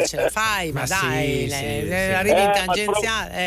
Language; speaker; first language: Italian; native; Italian